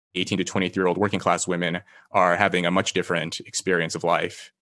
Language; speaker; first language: English; native; English